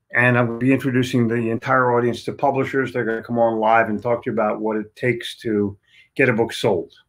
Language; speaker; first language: English; native; English